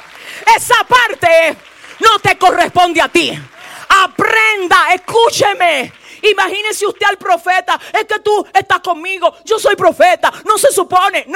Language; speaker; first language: Spanish; native; Spanish